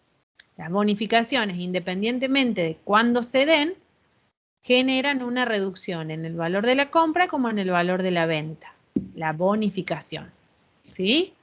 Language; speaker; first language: Spanish; native; Spanish